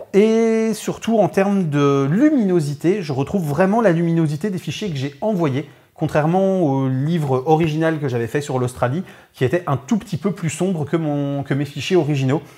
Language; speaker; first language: French; native; French